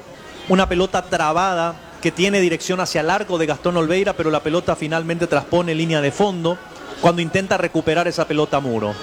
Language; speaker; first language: Spanish; native; Spanish